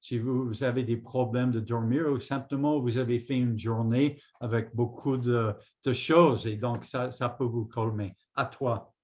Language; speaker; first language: French; non-native, fluent; English